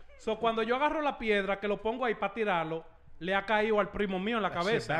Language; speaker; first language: Spanish; early bilingual, heritage; Spanish